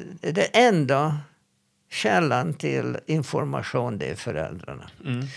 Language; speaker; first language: Swedish; non-native, fluent; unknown